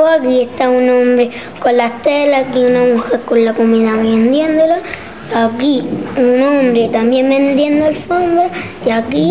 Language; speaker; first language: Spanish; early bilingual, other home language; Arabic